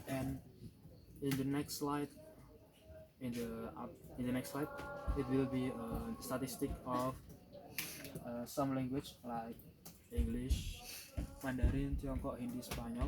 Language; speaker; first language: English; non-native, learner; Indonesian